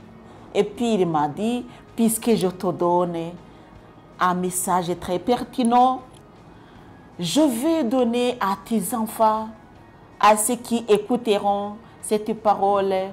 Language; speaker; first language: French; non-native, local second language; Kinyarwanda